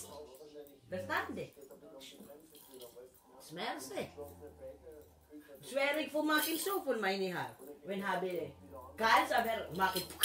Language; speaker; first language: German; non-native, learner; Filipino